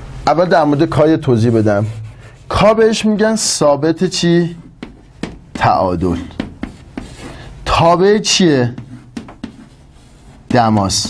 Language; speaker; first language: Persian; native; Persian